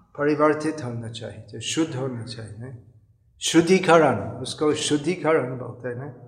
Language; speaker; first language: Hindi; non-native, fluent; English